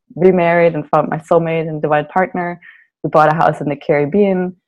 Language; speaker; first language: English; non-native, fluent; German